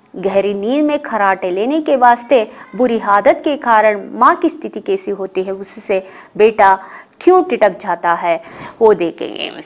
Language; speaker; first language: Hindi; non-native, local second language; Kannada